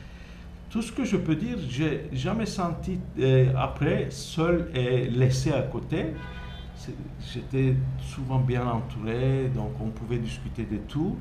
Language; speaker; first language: French; non-native, fluent; Turkish